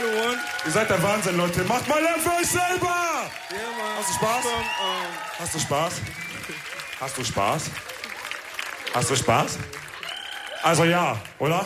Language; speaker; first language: German; early bilingual, other home language; Wolof